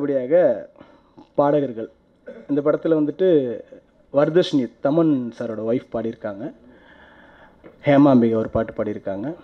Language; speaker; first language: Tamil; native; Tamil